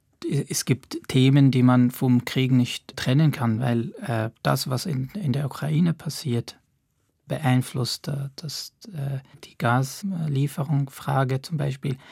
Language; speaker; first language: German; non-native, fluent; Arabic